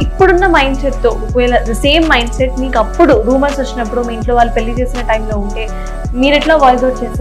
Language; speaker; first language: Telugu; native; Telugu